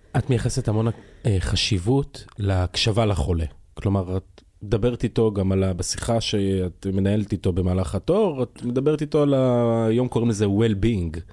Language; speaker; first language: Hebrew; native; Hebrew